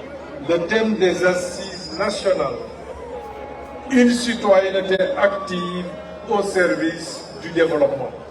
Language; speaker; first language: French; non-native, local second language; Wolof